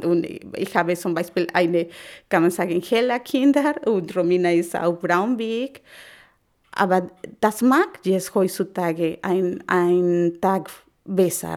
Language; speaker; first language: German; non-native, learner; Spanish